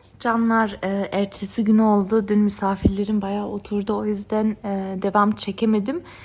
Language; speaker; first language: Turkish; early bilingual, heritage; Turkish